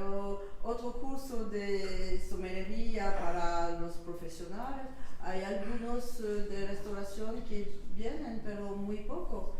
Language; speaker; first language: Spanish; non-native, learner; French